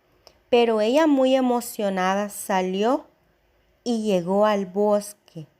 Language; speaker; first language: Spanish; native; Spanish